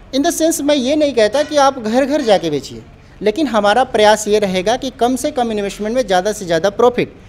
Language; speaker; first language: Hindi; native; Hindi